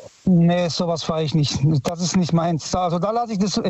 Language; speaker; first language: German; early bilingual, other home language; Italian